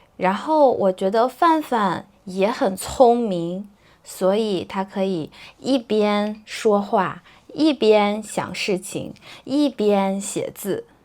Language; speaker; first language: Chinese; native; Chinese